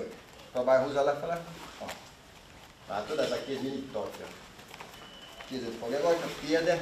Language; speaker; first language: Hungarian; non-native, learner; Portuguese